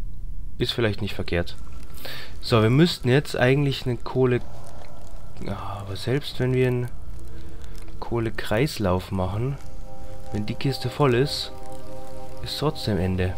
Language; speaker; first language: German; native; German